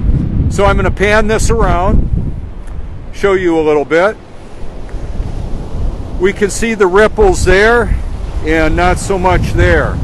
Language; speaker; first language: English; native; English